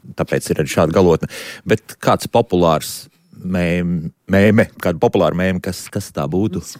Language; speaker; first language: Latvian; native; Latvian